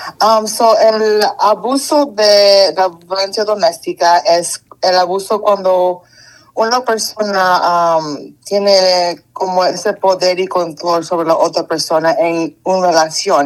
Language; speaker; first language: Spanish; early bilingual, heritage; Spanish